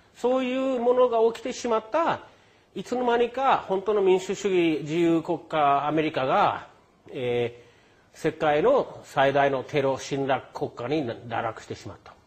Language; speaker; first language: Japanese; non-native, fluent; English